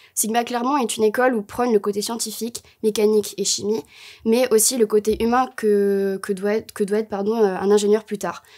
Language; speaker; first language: French; native; French